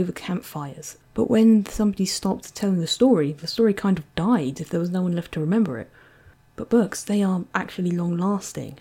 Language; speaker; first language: English; native; English